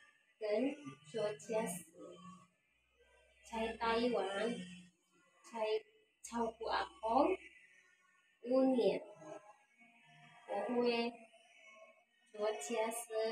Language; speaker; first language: Chinese; non-native, learner; Indonesian